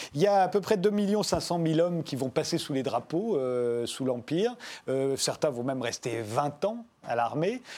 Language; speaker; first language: French; native; French